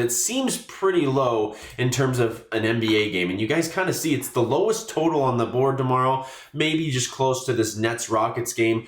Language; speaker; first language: English; native; English